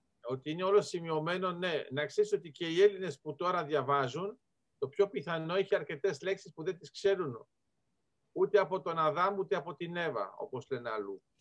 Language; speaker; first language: Greek; early bilingual, heritage; Greek